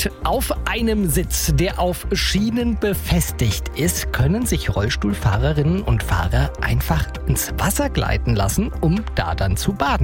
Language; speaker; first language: German; native; German